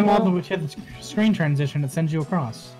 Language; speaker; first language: English; native; English